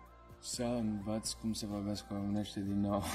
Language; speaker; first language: Romanian; early bilingual, heritage; Romanian